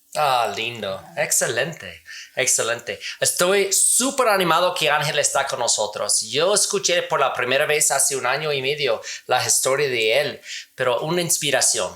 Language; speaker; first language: Spanish; non-native, learner; English